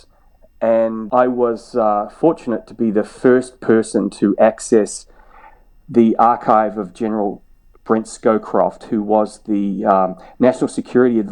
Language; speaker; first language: English; native; English